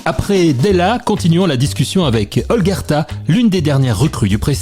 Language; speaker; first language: French; native; French